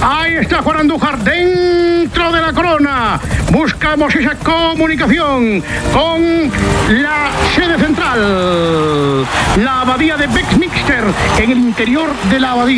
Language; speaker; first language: Spanish; native; Spanish